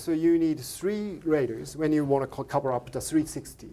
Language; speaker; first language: English; non-native, fluent; Japanese